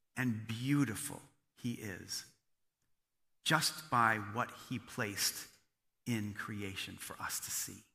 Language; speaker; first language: English; native; English